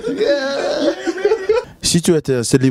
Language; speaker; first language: French; non-native, learner; Fijian